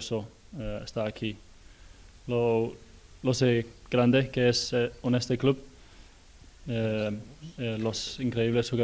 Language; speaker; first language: Spanish; non-native, learner; English